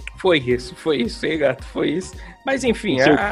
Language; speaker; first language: Portuguese; native; Portuguese